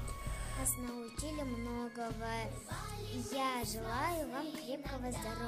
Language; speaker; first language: Russian; non-native, local second language; Kyrgyz